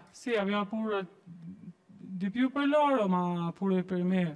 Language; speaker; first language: Italian; non-native, learner; Albanian